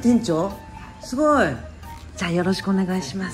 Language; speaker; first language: Japanese; native; Japanese